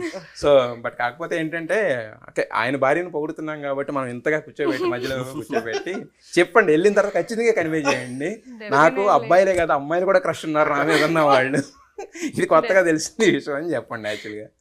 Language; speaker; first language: Telugu; native; Telugu